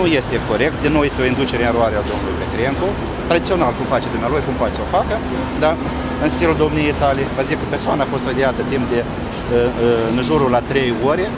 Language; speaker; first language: Romanian; native; Romanian